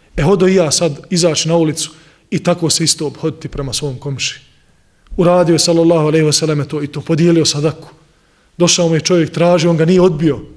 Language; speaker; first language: Bosnian; native; Bosnian